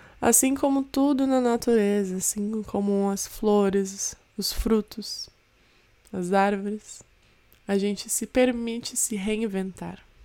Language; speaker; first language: Portuguese; native; Portuguese